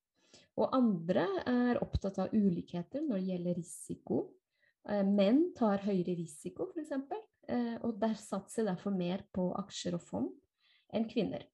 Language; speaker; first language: Norwegian; non-native, fluent; Spanish